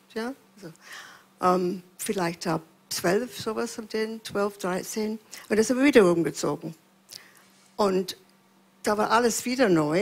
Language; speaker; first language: German; non-native, fluent; English